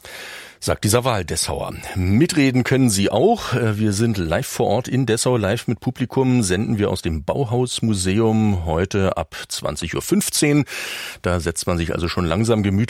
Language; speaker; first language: German; native; German